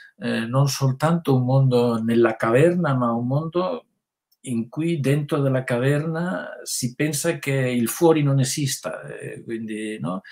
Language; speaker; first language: Italian; non-native, fluent; Spanish